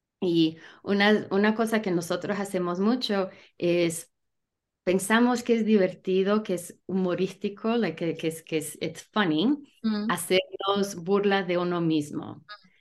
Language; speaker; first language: Spanish; early bilingual, heritage; Spanish